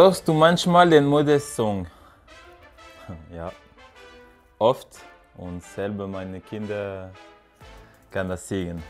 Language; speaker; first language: German; non-native, learner; French